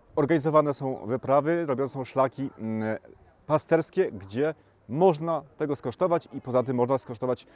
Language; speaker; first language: Polish; native; Polish